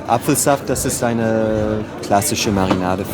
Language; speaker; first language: German; non-native, learner; French